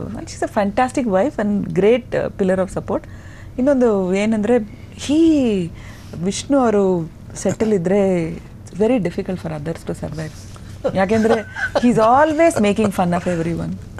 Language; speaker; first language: Kannada; non-native, local second language; Tamil